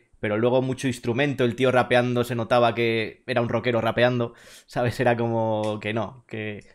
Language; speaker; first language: Spanish; native; Spanish